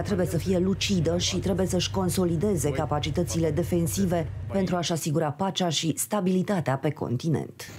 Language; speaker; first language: Romanian; native; Romanian